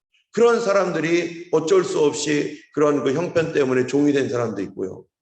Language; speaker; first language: Korean; native; Korean